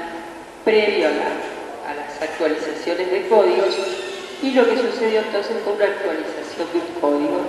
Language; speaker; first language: Spanish; native; Spanish